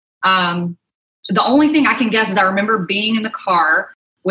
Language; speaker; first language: English; native; English